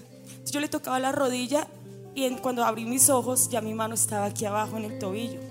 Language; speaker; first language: Spanish; native; Spanish